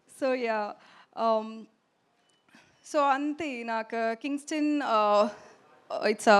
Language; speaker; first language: Telugu; non-native, learner; Tamil